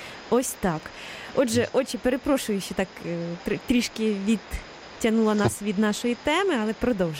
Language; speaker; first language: Ukrainian; native; Ukrainian